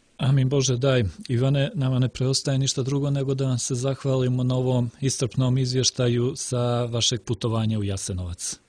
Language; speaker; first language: Serbian; native; Serbian